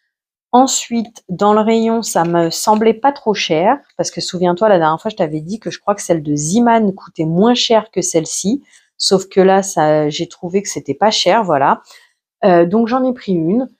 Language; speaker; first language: French; native; French